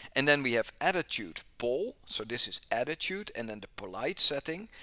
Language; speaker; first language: English; non-native, fluent; Dutch